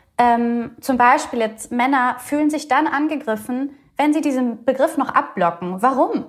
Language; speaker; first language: German; early bilingual, other home language; Bulgarian